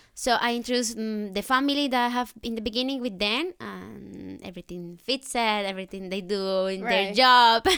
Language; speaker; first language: English; non-native, fluent; Spanish